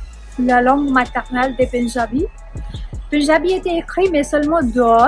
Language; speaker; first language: French; non-native, learner; Punjabi